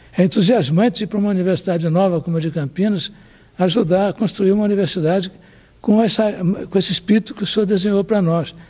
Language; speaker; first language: Portuguese; native; Portuguese